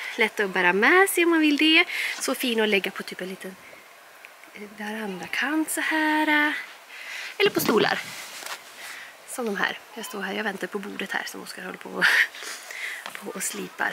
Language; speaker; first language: Swedish; native; Swedish